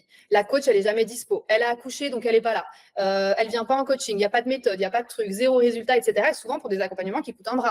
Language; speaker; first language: French; native; French